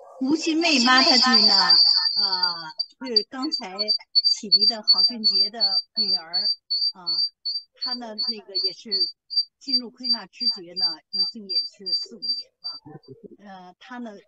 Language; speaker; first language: Chinese; native; Chinese